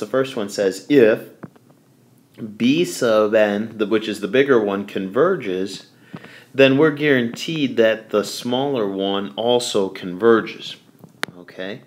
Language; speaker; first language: English; native; English